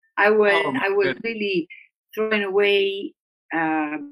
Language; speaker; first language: English; non-native, fluent; Italian